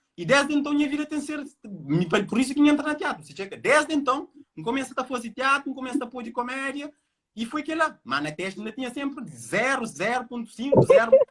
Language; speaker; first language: Portuguese; non-native, local second language; Kabuverdianu